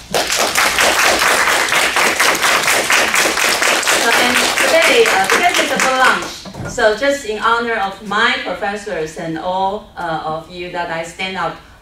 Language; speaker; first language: English; non-native, fluent; Chinese